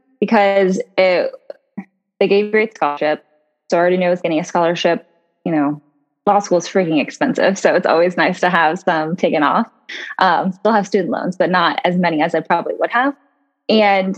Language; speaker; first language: English; native; English